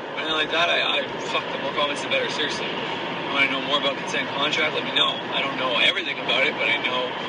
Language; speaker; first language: English; native; English